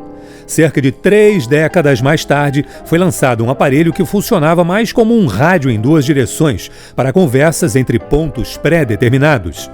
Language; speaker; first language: Portuguese; native; Portuguese